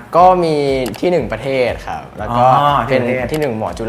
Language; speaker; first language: Thai; native; Thai